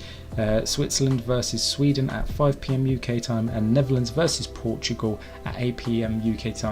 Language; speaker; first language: English; native; English